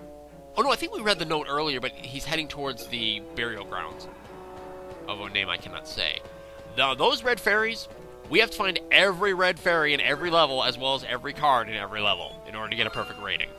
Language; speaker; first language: English; native; English